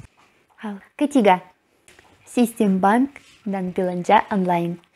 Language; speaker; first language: Indonesian; non-native, learner; Russian